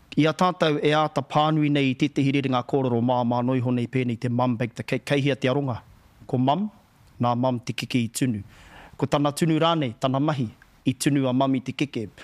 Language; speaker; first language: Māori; non-native, local second language; English